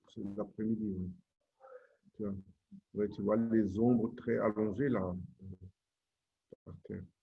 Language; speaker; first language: French; non-native, local second language; Wolof